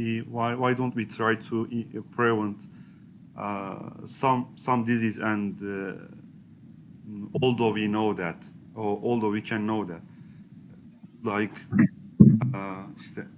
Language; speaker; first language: English; non-native, learner; Turkish